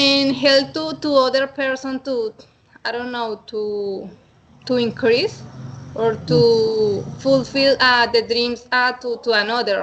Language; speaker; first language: English; non-native, learner; Spanish